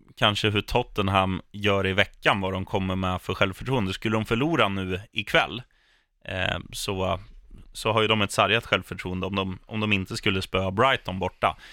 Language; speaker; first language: Swedish; native; Swedish